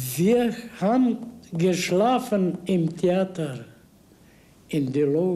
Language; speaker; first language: German; non-native, learner; Bulgarian